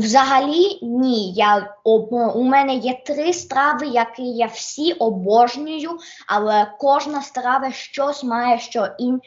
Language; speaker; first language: Ukrainian; early bilingual, heritage; Ukrainian